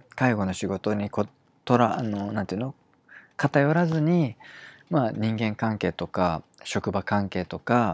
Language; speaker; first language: Japanese; native; Japanese